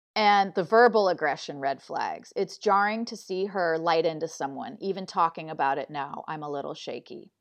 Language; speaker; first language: English; native; English